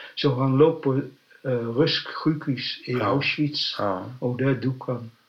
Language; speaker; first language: Swedish; non-native, learner; Dutch